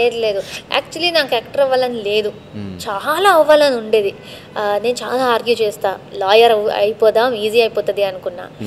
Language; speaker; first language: Telugu; non-native, local second language; Tamil